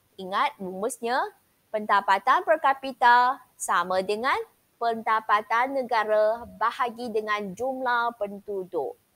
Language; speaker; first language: Malay; non-native, local second language; Chinese